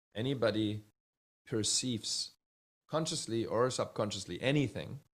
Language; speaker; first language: English; early bilingual, other home language; Czech